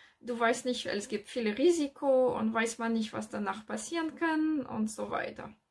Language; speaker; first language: German; non-native, learner; French